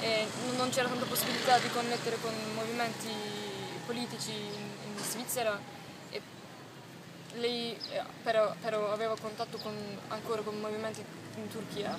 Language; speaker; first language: Italian; non-native, learner; Turkish